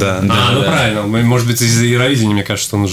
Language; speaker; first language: Russian; native; Russian